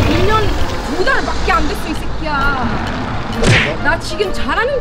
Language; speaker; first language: Korean; non-native, learner; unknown